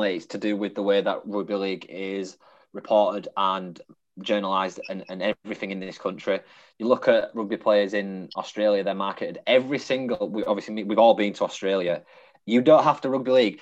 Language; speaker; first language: English; native; English